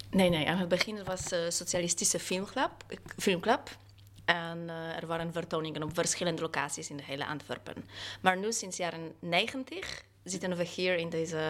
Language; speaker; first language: Dutch; non-native, fluent; Polish